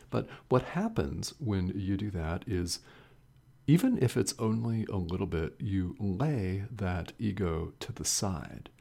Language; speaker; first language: English; native; English